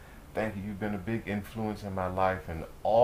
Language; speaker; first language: English; native; English